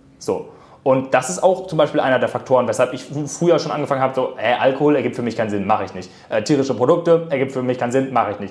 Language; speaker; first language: German; native; German